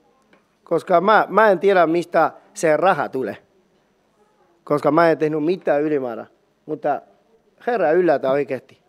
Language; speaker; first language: Finnish; non-native, learner; Spanish